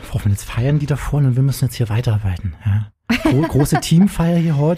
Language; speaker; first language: German; native; German